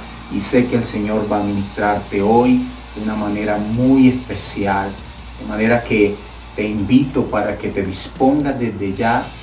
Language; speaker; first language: Spanish; native; Spanish